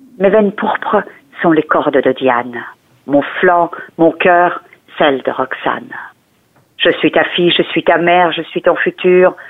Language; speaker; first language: French; early bilingual, other home language; Persian